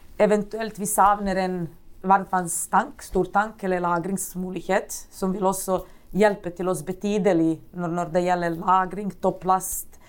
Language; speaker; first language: Norwegian; non-native, fluent; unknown